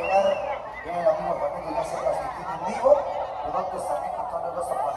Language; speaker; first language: Spanish; native; Spanish